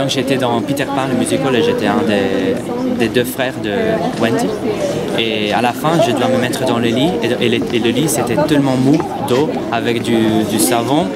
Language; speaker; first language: French; non-native, fluent; Italian